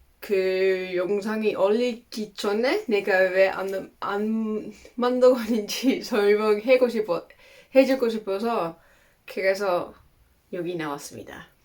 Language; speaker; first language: Korean; non-native, fluent; Dutch